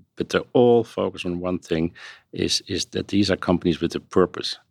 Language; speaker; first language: English; non-native, fluent; Dutch